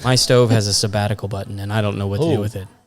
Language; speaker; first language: English; native; English